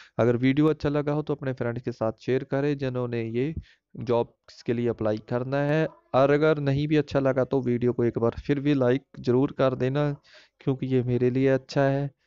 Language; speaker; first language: Hindi; non-native, local second language; Punjabi